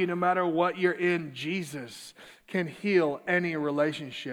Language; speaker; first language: English; native; English